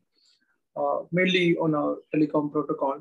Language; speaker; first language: English; non-native, local second language; Marathi